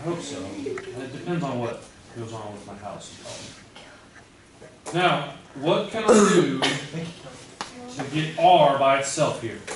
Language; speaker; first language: English; native; English